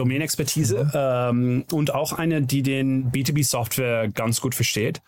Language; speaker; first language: German; non-native, learner; Dutch